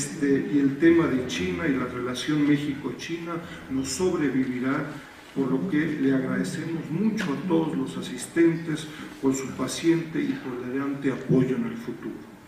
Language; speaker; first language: Spanish; native; Spanish